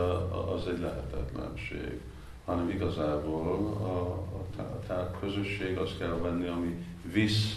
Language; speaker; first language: Hungarian; non-native, fluent; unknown